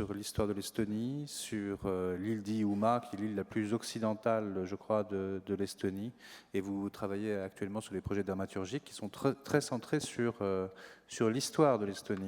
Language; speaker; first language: French; native; French